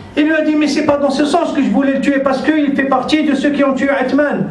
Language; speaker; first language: French; non-native, local second language; Arabic